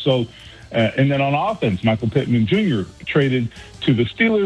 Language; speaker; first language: English; native; English